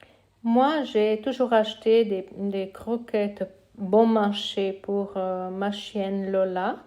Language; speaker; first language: French; non-native, fluent; Italian